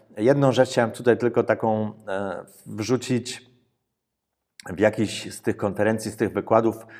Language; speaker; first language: Polish; early bilingual, heritage; Polish